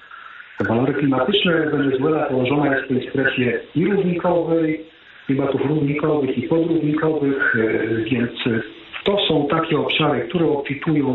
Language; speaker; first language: Polish; native; Polish